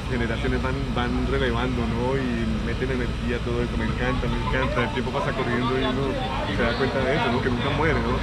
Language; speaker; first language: Spanish; native; Spanish